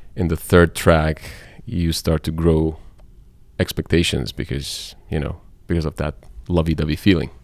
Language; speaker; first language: English; non-native, fluent; Persian